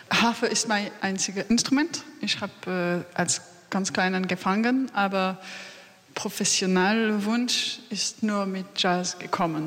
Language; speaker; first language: German; non-native, learner; French